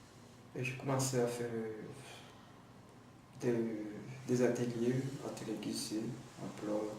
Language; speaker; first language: French; non-native, local second language; Comorian